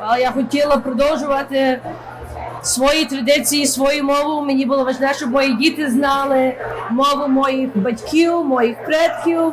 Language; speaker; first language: Ukrainian; early bilingual, heritage; Ukrainian